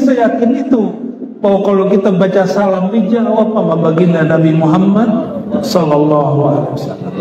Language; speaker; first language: Indonesian; native; Indonesian